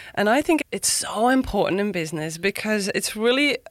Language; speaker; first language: English; non-native, fluent; Dutch